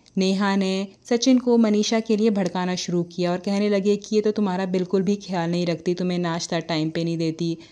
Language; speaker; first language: Hindi; native; Hindi